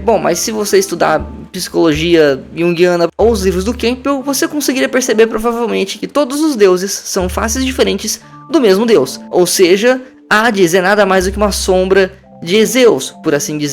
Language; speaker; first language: Portuguese; native; Portuguese